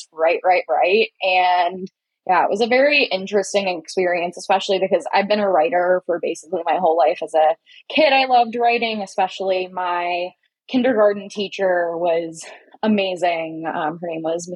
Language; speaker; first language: English; native; English